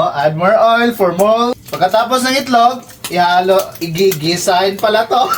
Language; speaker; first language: Filipino; non-native, local second language; Cebuano